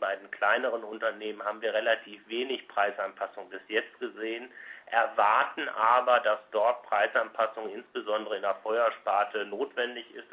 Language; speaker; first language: German; native; German